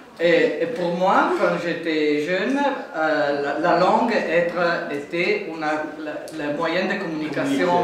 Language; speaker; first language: French; non-native, fluent; Italian